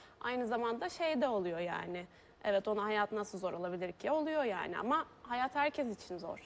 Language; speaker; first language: Turkish; native; Turkish